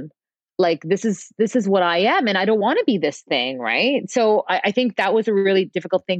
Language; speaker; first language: English; native; English